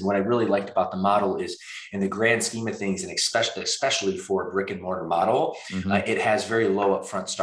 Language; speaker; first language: English; native; English